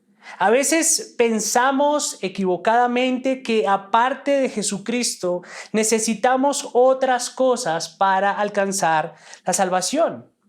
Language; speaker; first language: Spanish; native; Spanish